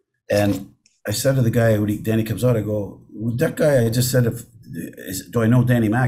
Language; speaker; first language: English; native; English